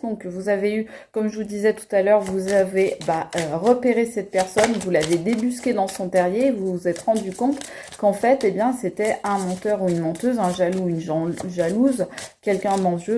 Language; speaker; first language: French; native; French